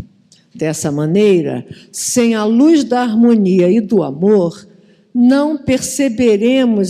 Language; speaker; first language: Portuguese; native; Portuguese